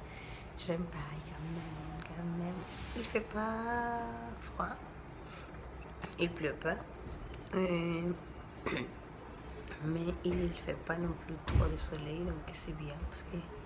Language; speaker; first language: French; non-native, learner; Spanish